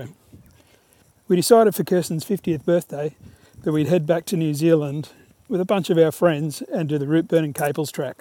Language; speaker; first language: English; native; English